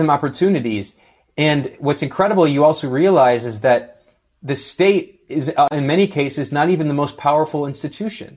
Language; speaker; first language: English; native; English